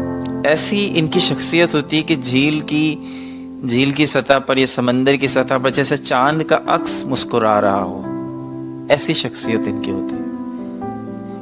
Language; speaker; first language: Urdu; native; Urdu